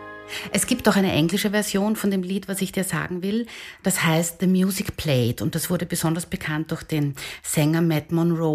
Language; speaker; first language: German; native; German